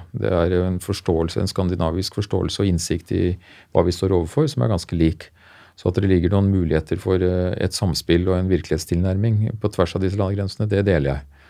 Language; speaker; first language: Norwegian; native; Norwegian